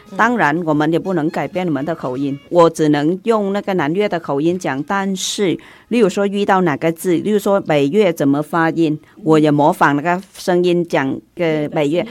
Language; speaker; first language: Chinese; non-native, fluent; Vietnamese